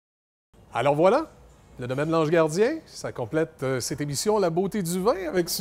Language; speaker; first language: French; native; French